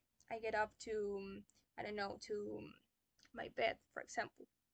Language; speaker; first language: English; non-native, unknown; Spanish